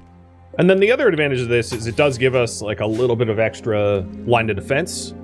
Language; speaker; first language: English; native; English